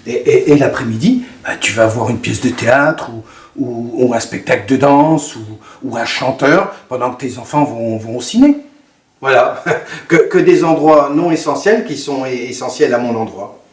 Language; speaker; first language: French; native; French